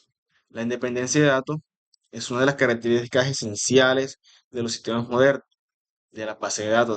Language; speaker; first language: Spanish; native; Spanish